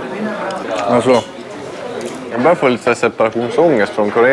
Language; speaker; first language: Swedish; native; Swedish